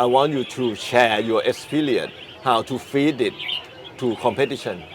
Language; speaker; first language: English; non-native, learner; Thai